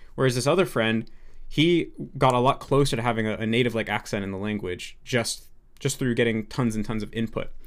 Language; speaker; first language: English; native; English